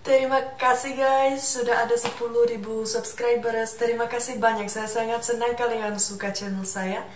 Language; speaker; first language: Indonesian; non-native, fluent; Czech